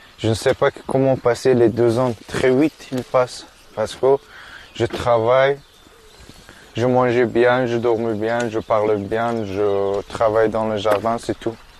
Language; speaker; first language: French; non-native, learner; Persian